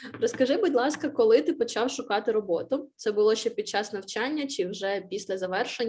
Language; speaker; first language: Ukrainian; native; Ukrainian